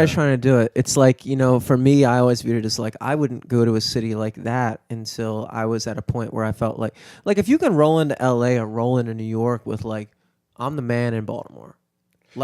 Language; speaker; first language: English; native; English